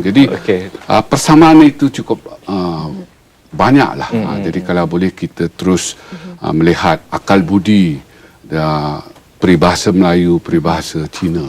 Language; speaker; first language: Malay; native; Malay